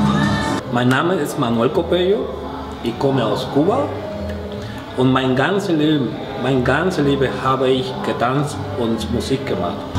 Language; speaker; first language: German; non-native, fluent; Spanish